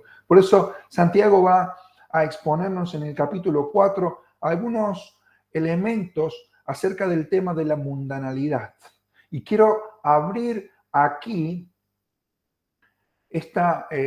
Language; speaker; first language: Spanish; native; Spanish